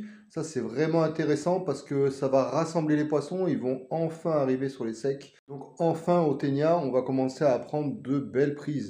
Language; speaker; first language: French; native; French